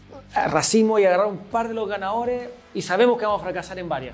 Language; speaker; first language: Spanish; native; Spanish